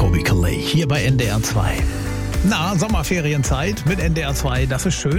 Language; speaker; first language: German; native; German